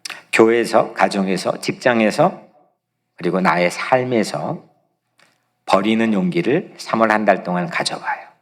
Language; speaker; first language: Korean; native; Korean